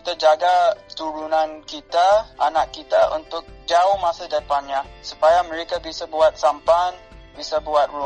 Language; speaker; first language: Indonesian; non-native, fluent; English